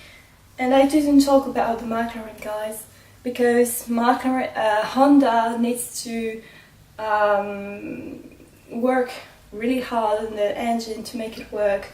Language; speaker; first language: English; non-native, fluent; French